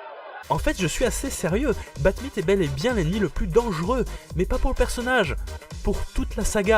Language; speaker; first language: French; native; French